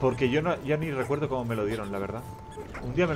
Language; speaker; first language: Spanish; native; Spanish